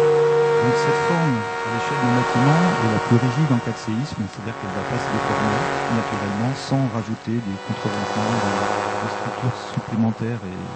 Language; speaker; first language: French; native; French